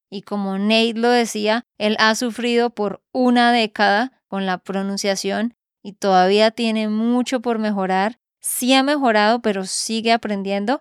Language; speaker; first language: Spanish; native; Spanish